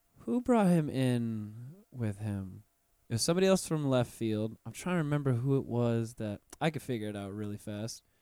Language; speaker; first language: English; native; English